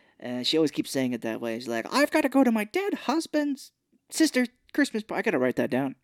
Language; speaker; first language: English; native; English